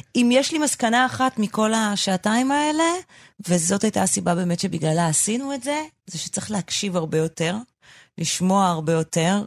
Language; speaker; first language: Hebrew; native; Hebrew